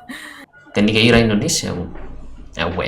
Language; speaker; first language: Spanish; non-native, fluent; Indonesian